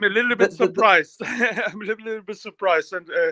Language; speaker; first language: English; non-native, learner; German